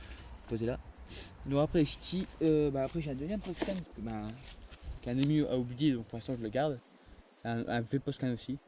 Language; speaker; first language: French; native; French